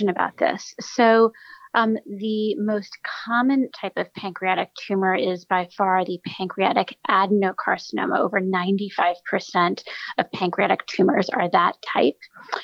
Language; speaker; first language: English; native; English